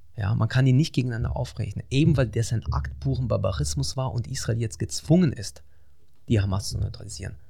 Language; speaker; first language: German; non-native, fluent; Russian